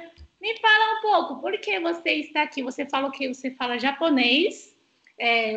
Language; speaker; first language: Portuguese; non-native, fluent; Chinese